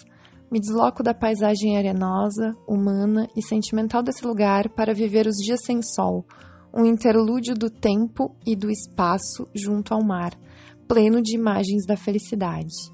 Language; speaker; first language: Portuguese; native; Portuguese